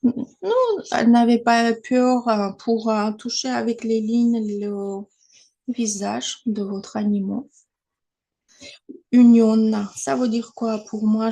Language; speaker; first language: French; non-native, fluent; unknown